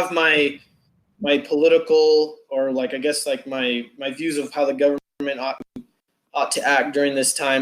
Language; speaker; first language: English; native; English